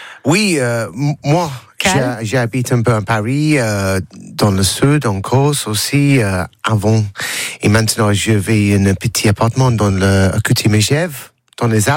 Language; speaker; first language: French; non-native, learner; English